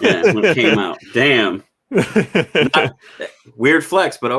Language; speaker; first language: English; native; English